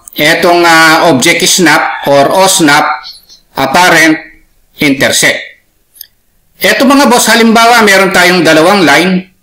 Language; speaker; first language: Filipino; native; Filipino